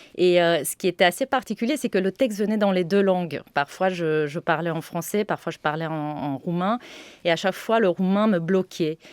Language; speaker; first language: French; non-native, fluent; Romanian